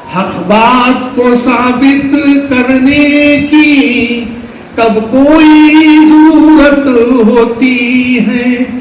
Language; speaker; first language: Urdu; native; Urdu